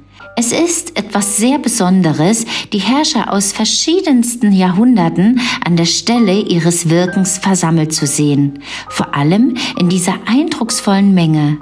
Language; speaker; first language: German; native; German